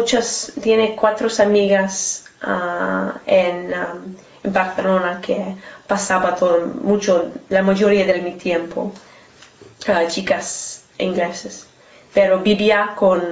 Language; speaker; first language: Spanish; non-native, learner; English